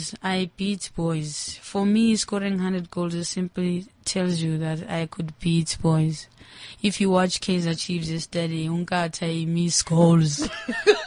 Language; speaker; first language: English; non-native, local second language; Zulu